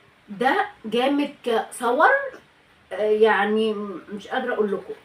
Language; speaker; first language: Arabic; native; Arabic